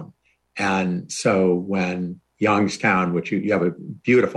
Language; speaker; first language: English; native; English